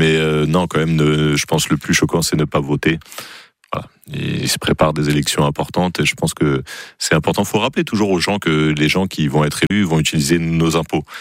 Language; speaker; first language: French; native; French